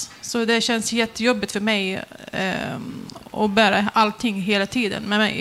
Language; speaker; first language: Swedish; non-native, learner; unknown